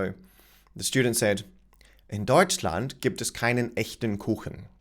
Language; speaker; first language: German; non-native, fluent; English